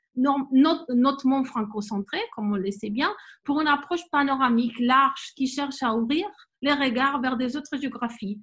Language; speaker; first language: French; non-native, fluent; Spanish